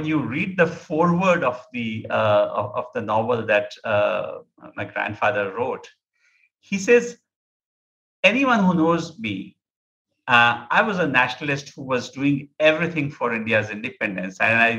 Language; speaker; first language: English; non-native, local second language; Punjabi